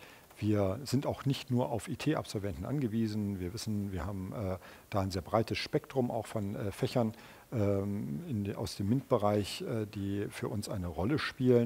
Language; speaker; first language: German; native; German